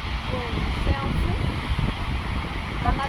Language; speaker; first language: French; non-native, learner; Portuguese